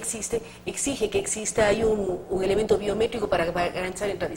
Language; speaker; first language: Spanish; native; Spanish